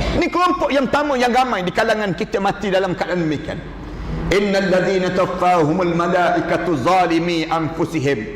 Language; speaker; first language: Malay; native; Malay